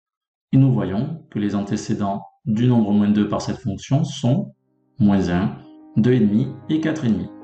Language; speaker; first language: French; native; French